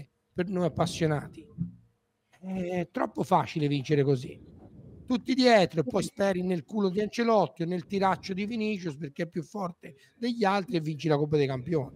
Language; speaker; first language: Italian; native; Italian